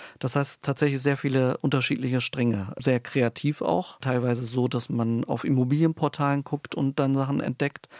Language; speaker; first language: German; early bilingual, other home language; Turkish